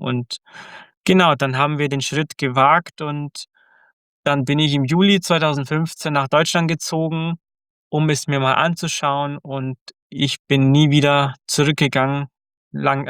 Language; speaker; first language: German; early bilingual, other home language; Croatian